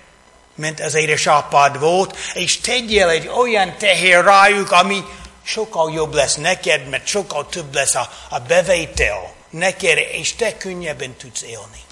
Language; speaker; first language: Hungarian; non-native, fluent; English